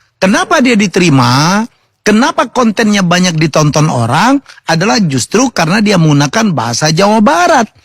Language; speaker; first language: Indonesian; native; Indonesian